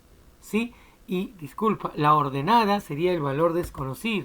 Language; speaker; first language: Spanish; native; Spanish